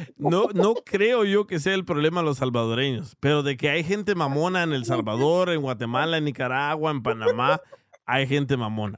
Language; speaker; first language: Spanish; early bilingual, heritage; Spanish